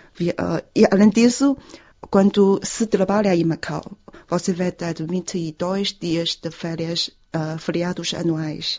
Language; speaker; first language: Portuguese; non-native, fluent; Chinese